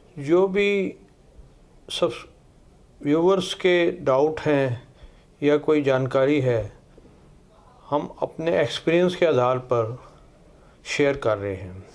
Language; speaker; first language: Hindi; non-native, local second language; Punjabi